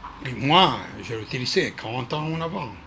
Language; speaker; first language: French; non-native, learner; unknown